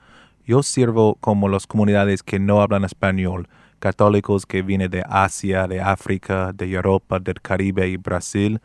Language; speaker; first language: Spanish; non-native, fluent; English